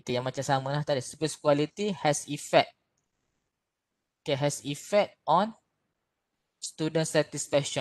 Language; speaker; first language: English; non-native, local second language; Malay